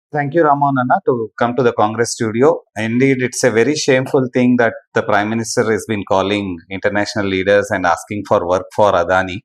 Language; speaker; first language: English; non-native, local second language; Telugu